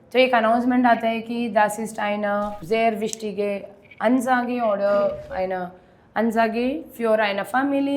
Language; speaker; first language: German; non-native, learner; Hindi